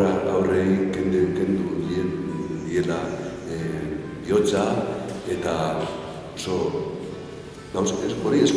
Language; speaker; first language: Basque; non-native, local second language; Spanish